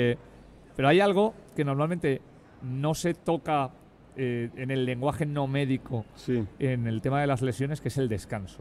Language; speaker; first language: Spanish; native; Spanish